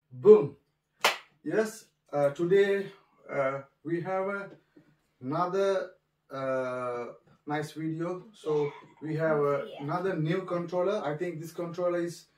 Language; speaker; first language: English; non-native, learner; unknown